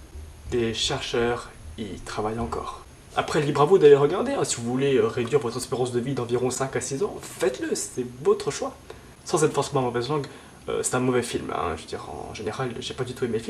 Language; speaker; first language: French; native; French